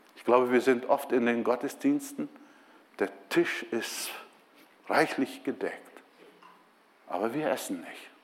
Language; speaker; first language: German; non-native, fluent; Portuguese